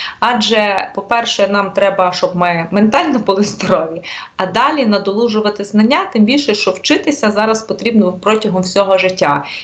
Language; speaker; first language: Ukrainian; native; Ukrainian